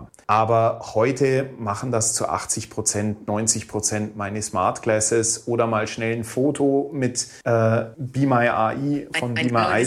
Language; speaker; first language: German; native; German